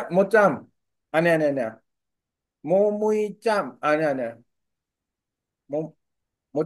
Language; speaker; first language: Korean; non-native, learner; Vietnamese